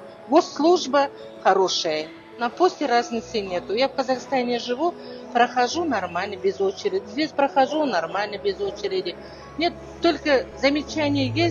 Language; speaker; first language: Russian; non-native, local second language; Kazakh